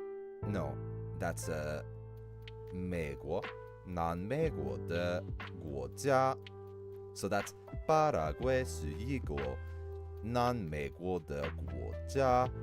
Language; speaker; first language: Chinese; non-native, learner; English